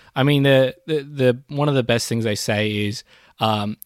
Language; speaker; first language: English; early bilingual, other home language; Filipino